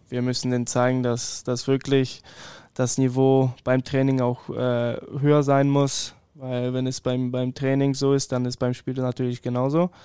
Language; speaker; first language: German; early bilingual, other home language; Polish